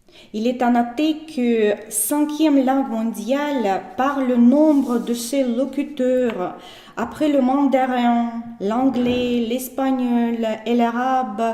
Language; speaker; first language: French; non-native, fluent; Russian